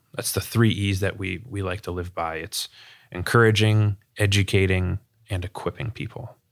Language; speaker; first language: English; native; English